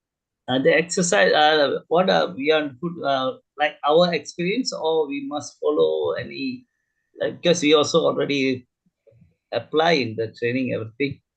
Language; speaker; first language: English; non-native, learner; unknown